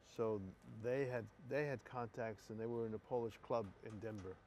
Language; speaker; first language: English; non-native, fluent; Polish